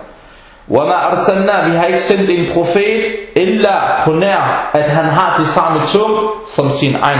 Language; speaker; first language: Danish; early bilingual, other home language; Arabic